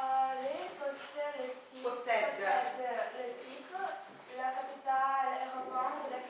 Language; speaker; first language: French; non-native, learner; Ukrainian